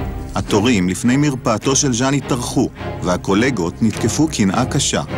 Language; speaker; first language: Hebrew; native; Hebrew